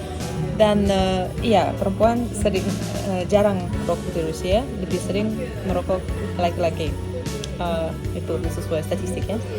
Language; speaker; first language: Indonesian; non-native, fluent; Russian